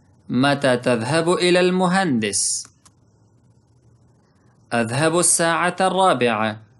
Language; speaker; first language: Arabic; non-native, fluent; Pashto